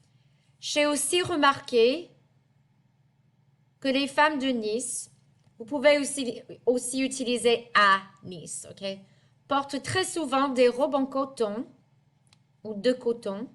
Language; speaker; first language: French; non-native, fluent; English